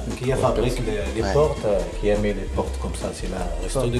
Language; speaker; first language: French; non-native, learner; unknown